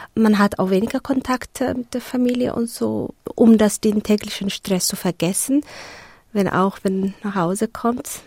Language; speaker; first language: German; non-native, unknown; Amharic